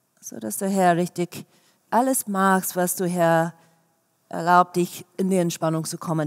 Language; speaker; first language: German; non-native, fluent; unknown